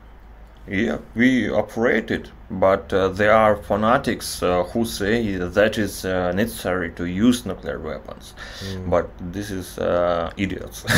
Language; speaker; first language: English; non-native, learner; Russian